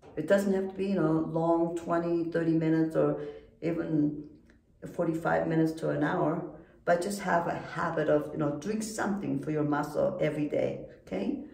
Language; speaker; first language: English; non-native, fluent; Korean